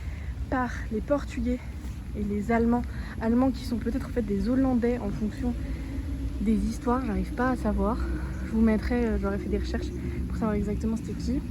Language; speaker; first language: French; native; French